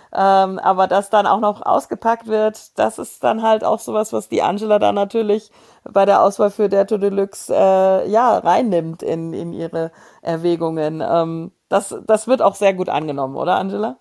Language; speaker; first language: German; native; German